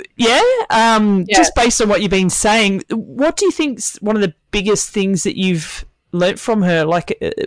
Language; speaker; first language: English; native; English